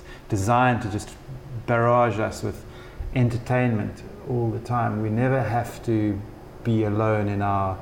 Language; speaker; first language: English; native; English